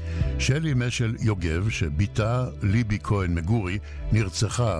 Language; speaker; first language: Hebrew; native; Hebrew